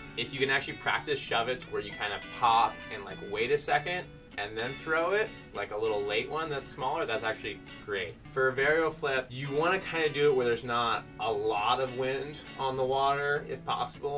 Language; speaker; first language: English; native; English